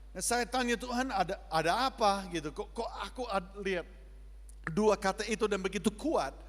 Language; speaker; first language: Indonesian; non-native, fluent; English